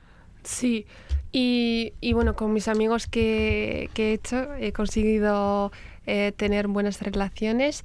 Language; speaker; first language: Spanish; non-native, fluent; Riffian